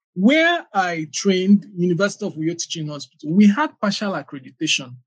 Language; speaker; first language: English; non-native, local second language; Igbo